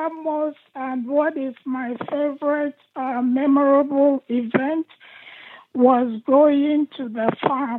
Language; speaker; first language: English; non-native, local second language; Igbo